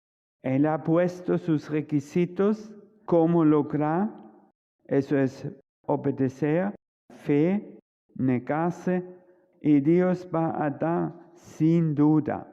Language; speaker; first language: Spanish; non-native, fluent; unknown